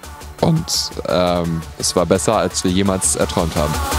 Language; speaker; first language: German; native; German